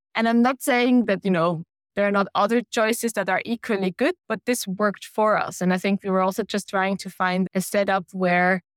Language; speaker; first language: English; non-native, fluent; German